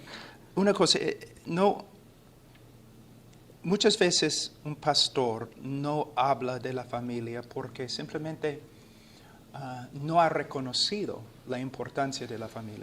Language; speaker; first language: Spanish; non-native, fluent; English